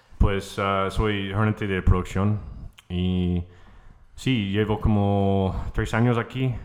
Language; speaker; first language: Spanish; non-native, fluent; English